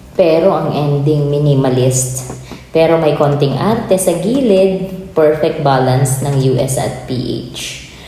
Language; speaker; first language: Filipino; native; Filipino